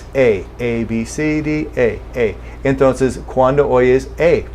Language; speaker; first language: Spanish; non-native, fluent; English